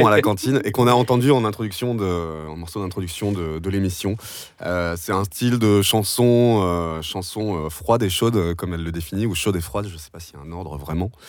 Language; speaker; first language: French; native; French